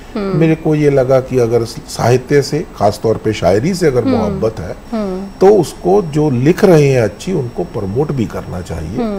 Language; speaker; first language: Hindi; native; Hindi